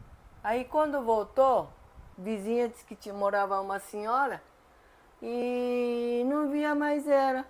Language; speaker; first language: Portuguese; non-native, fluent; Japanese